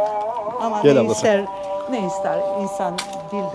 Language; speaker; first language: Turkish; non-native, learner; Albanian